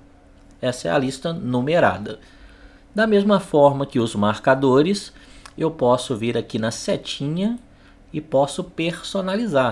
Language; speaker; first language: Portuguese; native; Portuguese